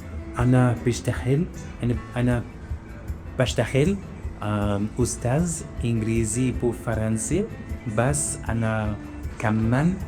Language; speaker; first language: Arabic; non-native, learner; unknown